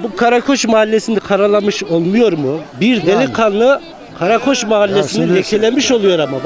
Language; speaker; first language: Turkish; native; Turkish